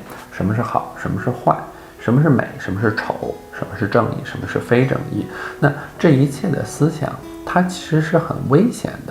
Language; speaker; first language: Chinese; native; Chinese